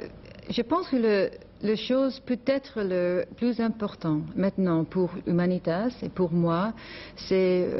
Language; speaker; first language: French; non-native, learner; English